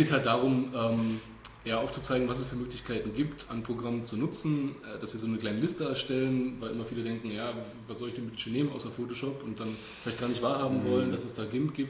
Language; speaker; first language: German; native; German